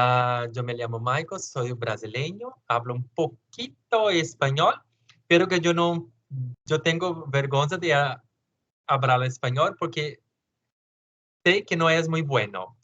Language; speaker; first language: Spanish; non-native, learner; Portuguese